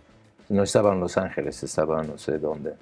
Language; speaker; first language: Spanish; non-native, learner; Italian